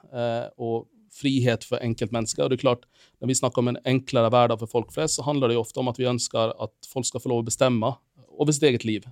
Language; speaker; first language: Norwegian; non-native, fluent; Finnish